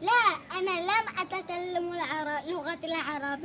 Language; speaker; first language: Arabic; non-native, learner; Bangla